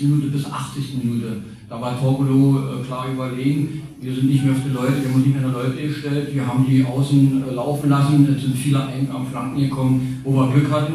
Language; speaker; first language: German; native; German